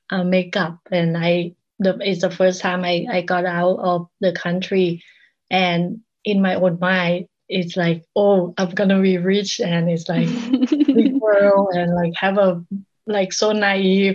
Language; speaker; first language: English; non-native, learner; Thai